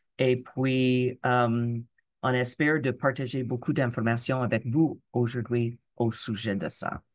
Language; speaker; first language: French; non-native, local second language; English